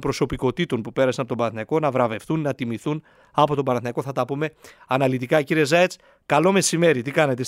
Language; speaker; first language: Greek; native; Greek